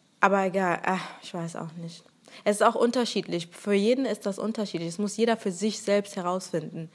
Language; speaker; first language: German; early bilingual, other home language; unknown